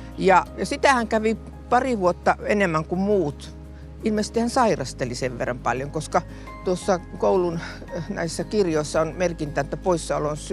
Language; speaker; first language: Finnish; native; Finnish